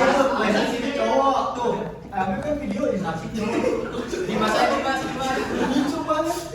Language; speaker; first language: Indonesian; native; Indonesian